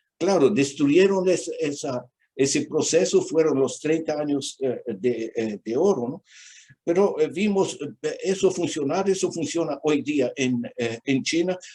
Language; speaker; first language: Spanish; non-native, fluent; Portuguese